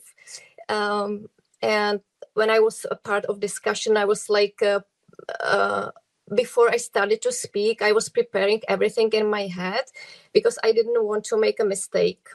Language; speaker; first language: English; non-native, fluent; Czech